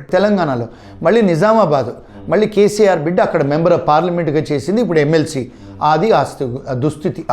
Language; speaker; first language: Telugu; native; Telugu